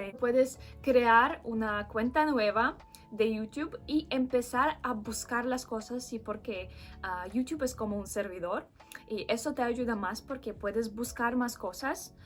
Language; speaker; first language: Spanish; non-native, fluent; Russian